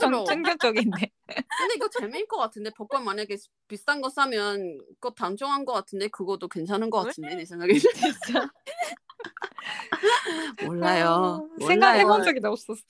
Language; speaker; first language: Korean; non-native, fluent; Chinese